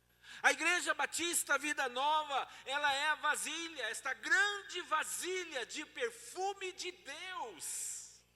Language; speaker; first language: Portuguese; native; Portuguese